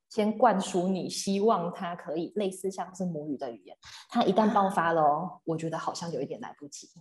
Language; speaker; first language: Chinese; native; Chinese